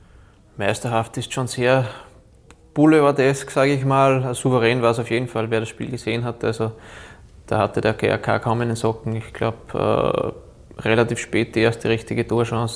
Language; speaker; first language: German; native; German